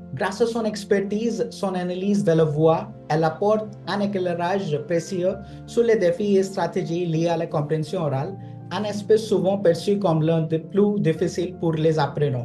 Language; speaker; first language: French; non-native, fluent; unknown